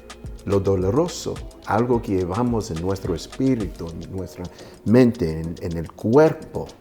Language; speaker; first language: Spanish; early bilingual, heritage; Spanish